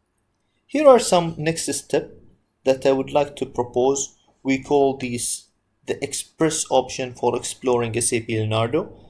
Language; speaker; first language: English; non-native, fluent; Arabic